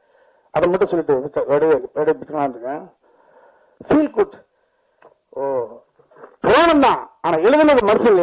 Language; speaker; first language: Tamil; native; Tamil